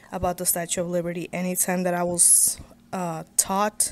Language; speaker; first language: English; native; English